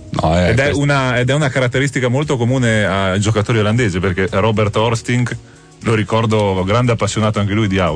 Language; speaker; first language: Italian; native; Italian